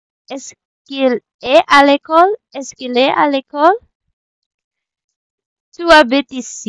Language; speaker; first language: French; non-native, learner; Filipino